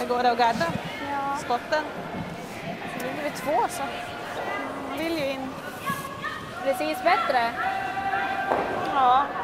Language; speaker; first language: Swedish; native; Swedish